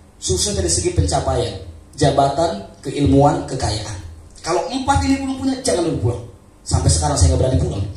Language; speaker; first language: Indonesian; non-native, local second language; Sundanese